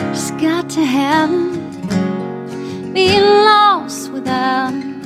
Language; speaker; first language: English; native; English